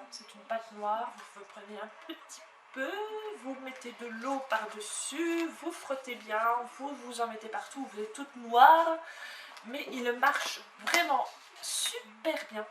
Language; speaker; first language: French; native; French